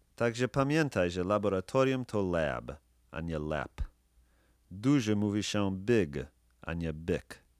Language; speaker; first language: Polish; non-native, fluent; English